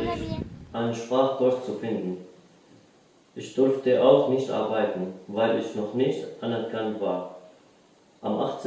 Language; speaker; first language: German; non-native, learner; Arabic